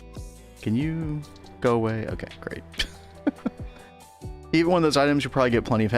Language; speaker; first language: English; native; English